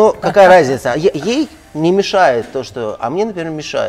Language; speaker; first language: Russian; non-native, local second language; Armenian